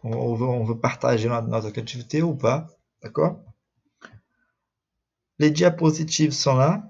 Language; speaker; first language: French; non-native, fluent; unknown